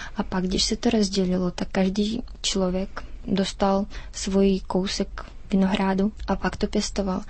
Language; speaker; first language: Czech; early bilingual, heritage; Czech